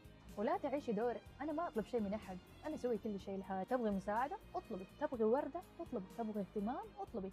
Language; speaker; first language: Arabic; native; Arabic